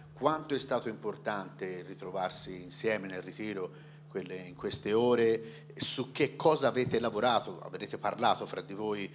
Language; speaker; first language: Italian; native; Italian